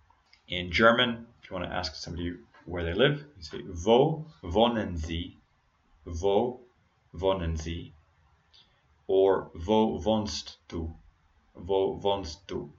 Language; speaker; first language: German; non-native, learner; English